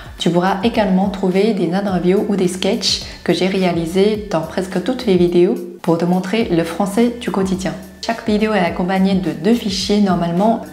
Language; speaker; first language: French; non-native, fluent; Chinese